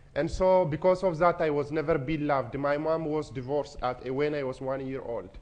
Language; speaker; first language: English; non-native, fluent; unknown